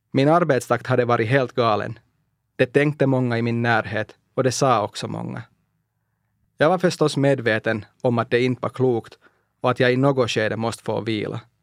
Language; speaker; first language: Swedish; non-native, local second language; Finnish